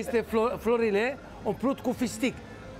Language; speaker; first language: Romanian; non-native, fluent; Hebrew